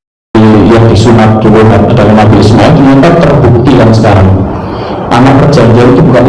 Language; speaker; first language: Indonesian; native; Indonesian